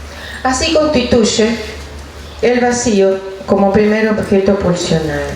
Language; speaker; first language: Spanish; native; Spanish